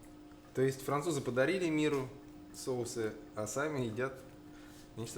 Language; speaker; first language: Russian; native; Russian